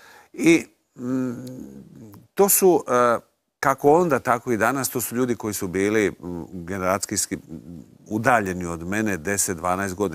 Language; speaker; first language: Croatian; native; Croatian